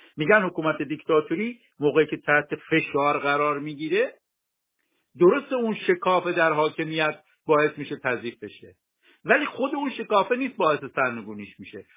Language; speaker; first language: Persian; non-native, local second language; Kurdish